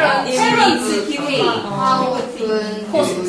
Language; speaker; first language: English; non-native, learner; Korean